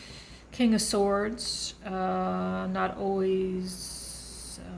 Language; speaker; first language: English; native; English